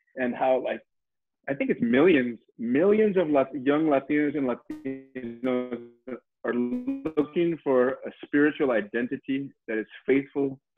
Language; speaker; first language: English; early bilingual, other home language; Spanish